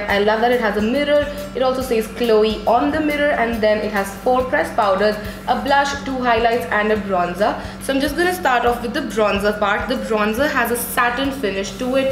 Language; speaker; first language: English; non-native, local second language; Hindi